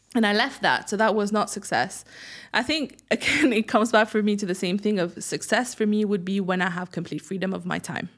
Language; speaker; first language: English; non-native, fluent; French